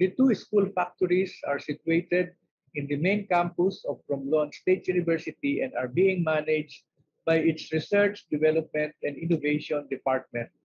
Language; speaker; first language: English; non-native, local second language; Filipino